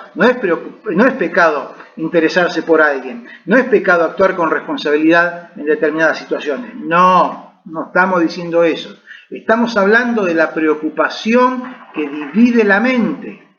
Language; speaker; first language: Spanish; native; Spanish